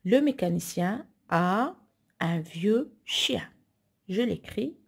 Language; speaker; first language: French; non-native, local second language; Arabic